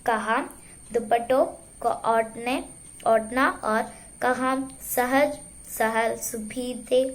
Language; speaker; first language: Hindi; non-native, local second language; Malayalam